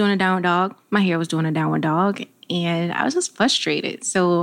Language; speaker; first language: English; native; English